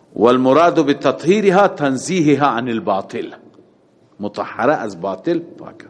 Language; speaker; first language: Persian; native; Persian